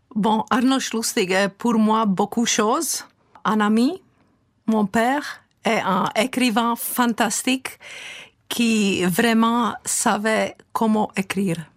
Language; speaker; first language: French; non-native, fluent; Czech